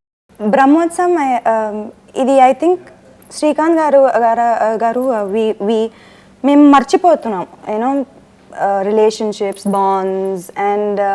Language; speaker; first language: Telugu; non-native, local second language; Tamil